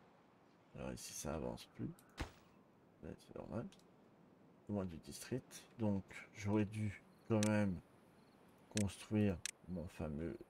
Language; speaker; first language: French; native; French